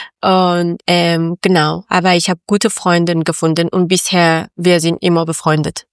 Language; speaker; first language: German; non-native, learner; Persian